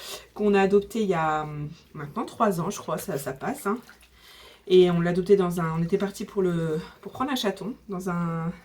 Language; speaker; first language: French; native; French